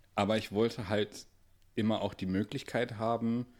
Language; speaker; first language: German; native; German